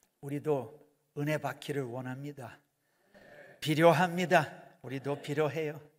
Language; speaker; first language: Korean; non-native, fluent; Portuguese